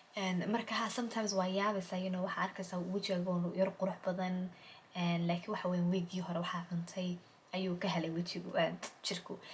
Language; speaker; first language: Somali; early bilingual, heritage; Somali